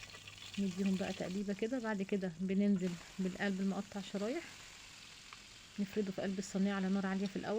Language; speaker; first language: Arabic; native; Arabic